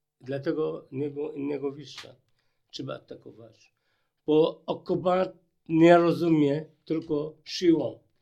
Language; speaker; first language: Polish; non-native, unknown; Arabic